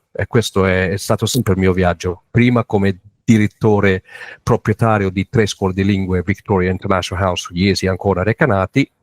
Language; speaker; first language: Italian; non-native, fluent; English